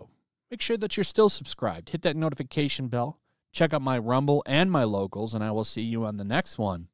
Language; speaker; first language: English; native; English